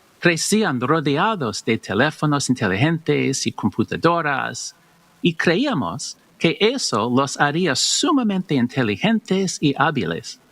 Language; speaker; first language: Spanish; non-native, learner; English